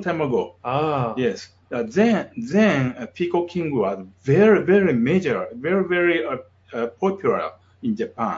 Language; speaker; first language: English; non-native, learner; Japanese